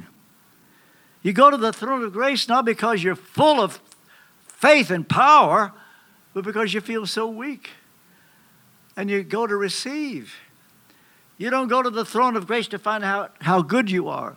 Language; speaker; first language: English; native; English